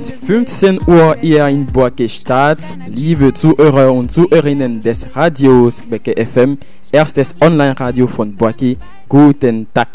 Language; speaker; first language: German; non-native, fluent; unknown